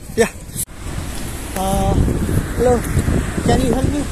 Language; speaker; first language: English; non-native, learner; Nepali